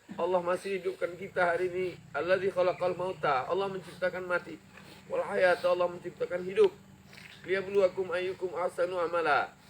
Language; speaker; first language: Indonesian; native; Indonesian